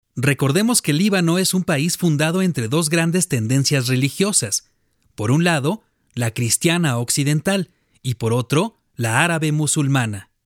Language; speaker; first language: Spanish; native; Spanish